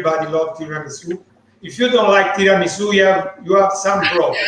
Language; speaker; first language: English; non-native, learner; Italian